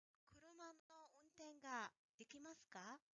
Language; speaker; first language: Japanese; non-native, fluent; Mongolian